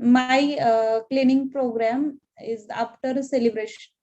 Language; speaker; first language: English; non-native, learner; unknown